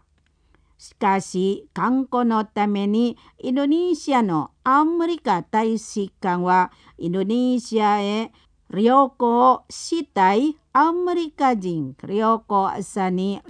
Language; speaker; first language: Japanese; non-native, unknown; Indonesian